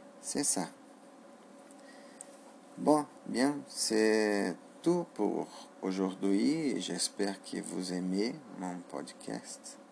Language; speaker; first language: French; non-native, learner; Portuguese